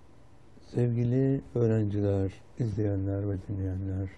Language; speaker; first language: Turkish; native; Turkish